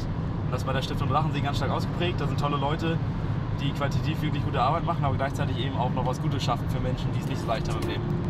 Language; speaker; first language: German; native; German